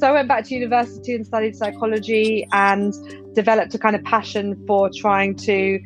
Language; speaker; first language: English; native; English